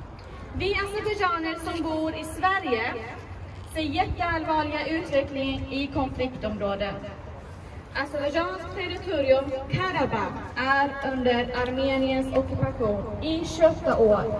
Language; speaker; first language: Swedish; non-native, fluent; Azerbaijani